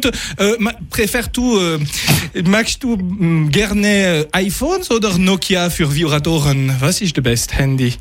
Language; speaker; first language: German; non-native, learner; French